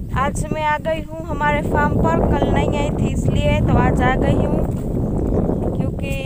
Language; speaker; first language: Hindi; non-native, local second language; Gujarati